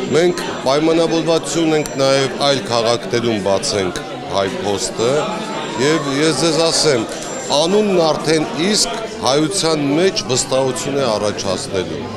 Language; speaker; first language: Armenian; native; Armenian